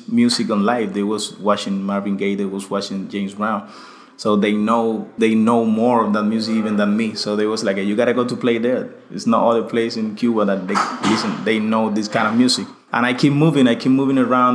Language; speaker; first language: English; non-native, fluent; Spanish